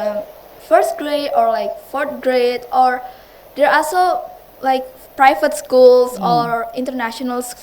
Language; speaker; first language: English; non-native, fluent; Indonesian